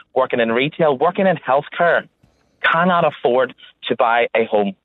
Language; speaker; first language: English; native; English